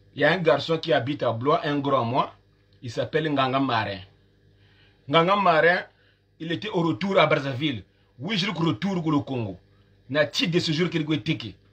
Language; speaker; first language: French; non-native, local second language; Lingala